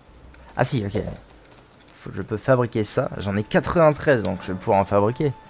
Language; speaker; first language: French; native; French